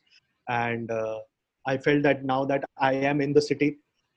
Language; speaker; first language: English; non-native, local second language; Hindi